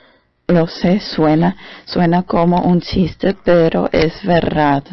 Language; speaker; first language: Spanish; non-native, fluent; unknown